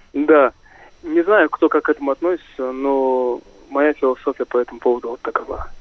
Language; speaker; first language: Russian; non-native, local second language; Kazakh